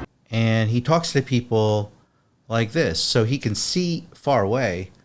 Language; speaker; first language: English; native; English